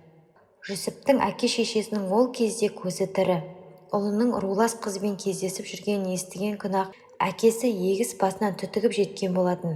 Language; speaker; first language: Kazakh; native; Kazakh